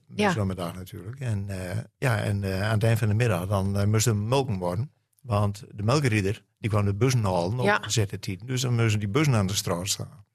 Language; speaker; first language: Dutch; non-native, local second language; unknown